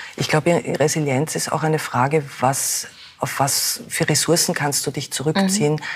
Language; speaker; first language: German; native; German